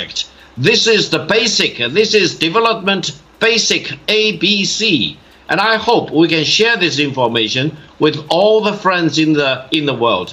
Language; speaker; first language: English; non-native, fluent; Chinese